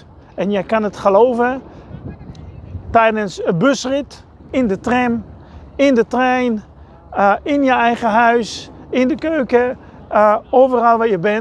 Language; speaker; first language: Dutch; non-native, fluent; Hebrew